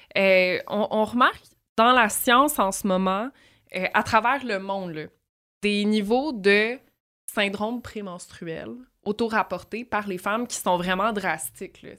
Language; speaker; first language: French; native; French